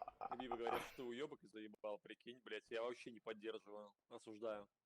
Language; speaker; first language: Russian; native; Russian